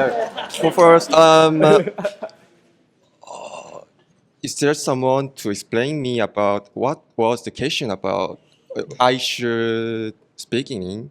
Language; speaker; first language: English; non-native, learner; Korean